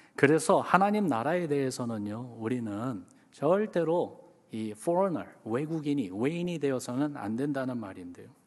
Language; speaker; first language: Korean; early bilingual, other home language; English